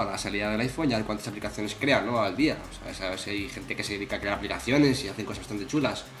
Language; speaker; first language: Spanish; native; Spanish